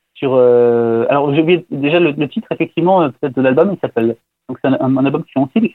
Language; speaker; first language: French; native; French